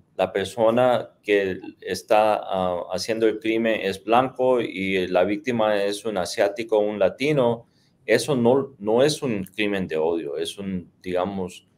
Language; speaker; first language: Spanish; native; Spanish